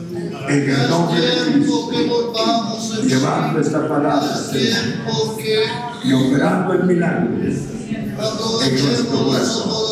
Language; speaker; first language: Spanish; native; Spanish